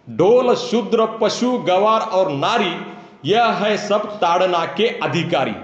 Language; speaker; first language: Hindi; non-native, local second language; Marathi